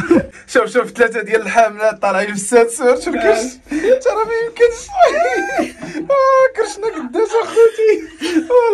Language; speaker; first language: Arabic; native; Arabic